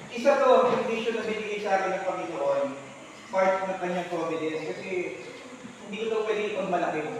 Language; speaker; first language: Filipino; native; Filipino